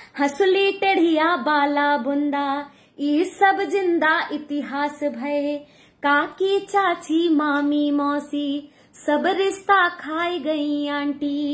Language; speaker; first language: Hindi; native; Hindi